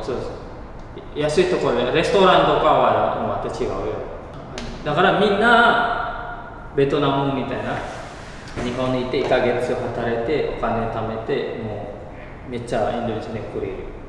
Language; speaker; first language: Japanese; non-native, learner; Indonesian